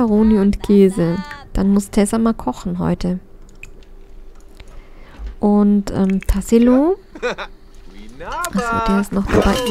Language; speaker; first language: German; native; German